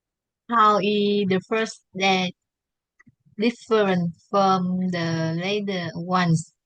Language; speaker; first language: English; non-native, learner; Vietnamese